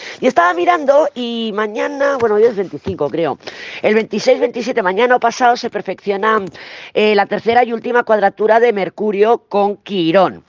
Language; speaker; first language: Spanish; native; Spanish